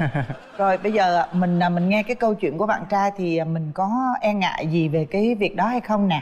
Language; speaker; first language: Vietnamese; native; Vietnamese